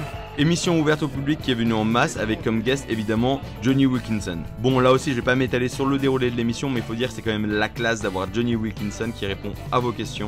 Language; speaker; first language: French; native; French